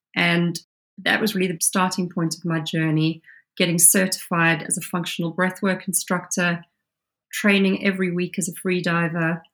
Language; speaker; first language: English; native; English